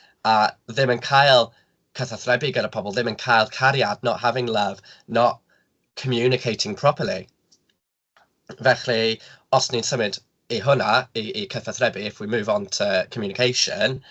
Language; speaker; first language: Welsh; non-native, local second language; English